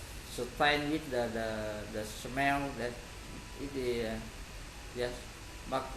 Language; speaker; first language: English; non-native, learner; Vietnamese